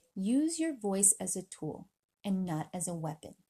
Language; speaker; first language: English; native; English